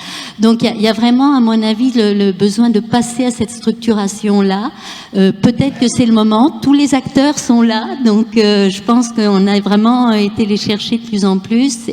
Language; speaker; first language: French; native; French